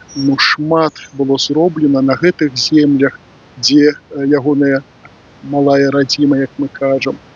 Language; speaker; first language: Belarusian; native; Belarusian